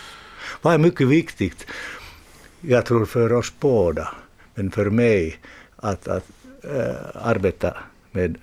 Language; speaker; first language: Swedish; non-native, learner; Finnish